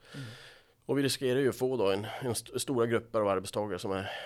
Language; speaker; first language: Swedish; native; Swedish